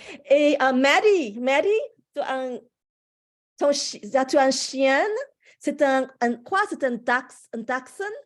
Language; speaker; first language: French; non-native, fluent; English